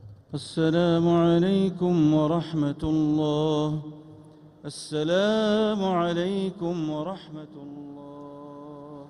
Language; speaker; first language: Arabic; native; Arabic